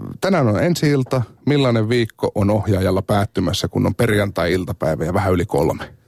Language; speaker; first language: Finnish; native; Finnish